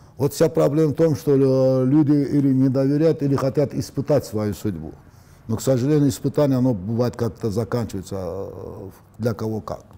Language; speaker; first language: Russian; native; Russian